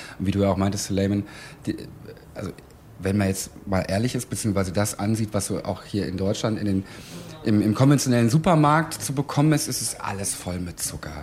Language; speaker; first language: German; native; German